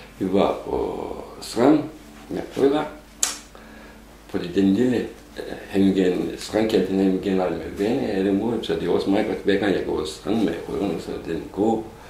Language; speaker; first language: Danish; non-native, learner; Turkish